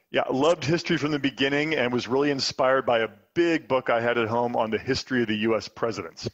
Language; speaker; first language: English; native; English